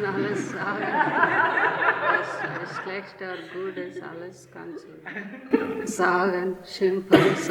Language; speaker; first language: German; non-native, learner; Telugu